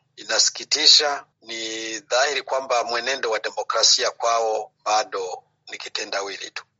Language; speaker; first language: Swahili; non-native, local second language; Rundi